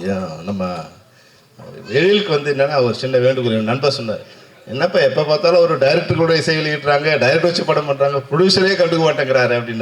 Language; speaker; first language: Tamil; native; Tamil